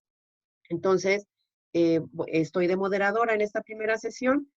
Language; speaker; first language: Spanish; native; Spanish